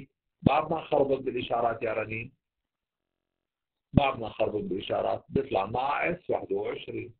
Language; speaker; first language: Arabic; native; Arabic